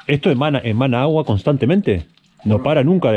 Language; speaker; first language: Spanish; native; Spanish